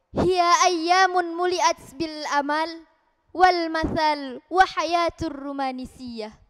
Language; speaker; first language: Arabic; non-native, learner; Indonesian